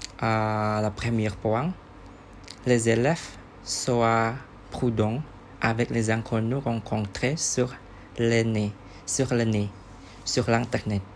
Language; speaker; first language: French; non-native, learner; Indonesian